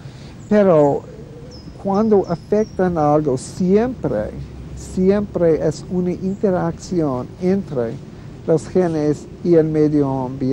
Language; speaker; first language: Spanish; non-native, fluent; English